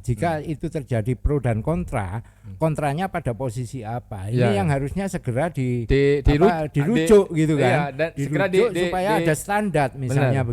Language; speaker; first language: Indonesian; non-native, local second language; Javanese